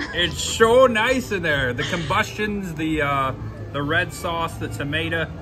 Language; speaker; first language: English; native; English